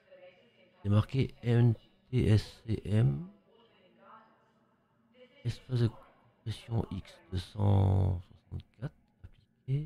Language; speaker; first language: French; native; French